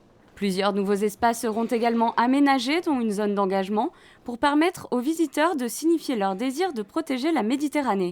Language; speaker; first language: French; native; French